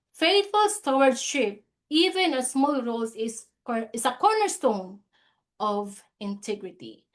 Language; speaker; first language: English; non-native, local second language; Filipino